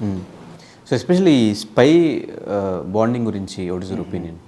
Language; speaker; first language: Telugu; native; Telugu